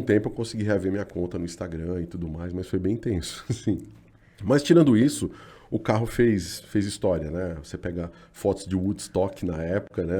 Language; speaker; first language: Portuguese; native; Portuguese